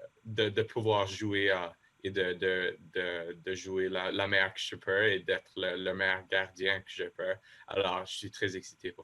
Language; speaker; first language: French; non-native, local second language; English